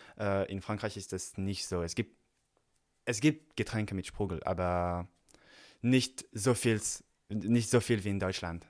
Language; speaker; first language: German; non-native, learner; French